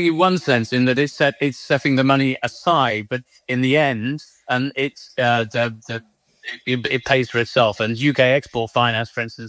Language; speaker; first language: English; native; English